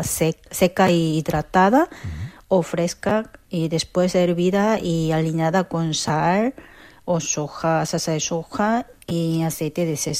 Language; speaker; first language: Spanish; non-native, fluent; Korean